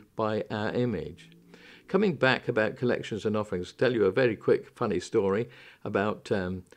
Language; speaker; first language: English; native; English